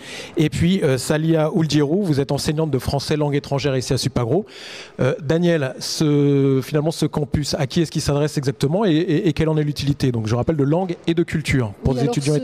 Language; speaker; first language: French; native; French